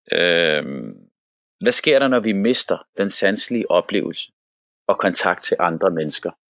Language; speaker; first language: Danish; early bilingual, other home language; Arabic